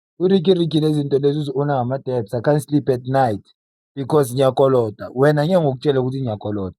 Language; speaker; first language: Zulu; native; Zulu